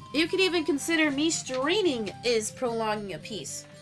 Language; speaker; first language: English; native; English